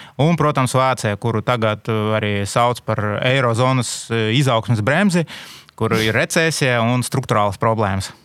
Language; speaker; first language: Latvian; non-native, local second language; Russian